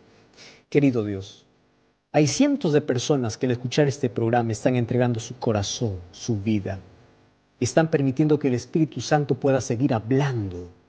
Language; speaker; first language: Spanish; native; Spanish